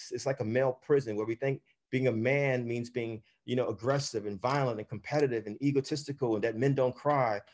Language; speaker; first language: English; native; English